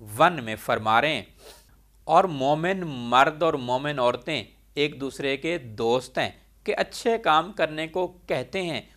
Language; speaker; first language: Urdu; non-native, local second language; Punjabi